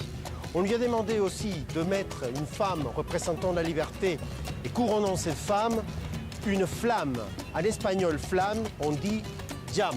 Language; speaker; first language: French; non-native, fluent; Spanish